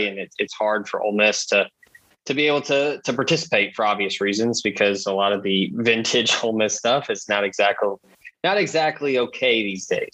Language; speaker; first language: English; native; English